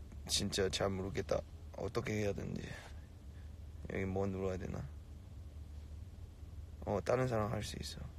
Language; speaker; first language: Korean; non-native, fluent; Chinese